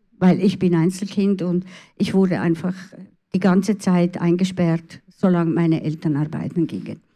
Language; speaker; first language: German; early bilingual, other home language; Italian